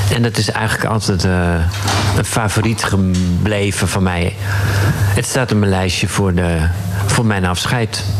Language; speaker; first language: Dutch; native; Dutch